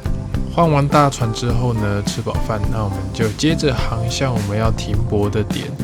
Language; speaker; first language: Chinese; native; Chinese